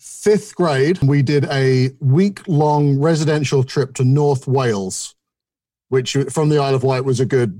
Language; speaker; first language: English; native; English